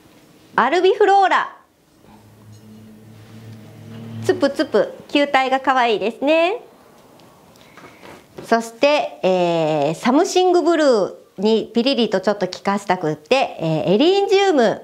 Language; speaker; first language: Japanese; native; Japanese